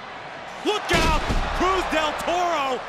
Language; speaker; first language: English; native; English